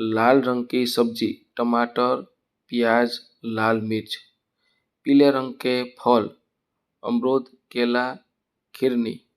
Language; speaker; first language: Hindi; non-native, local second language; Gujarati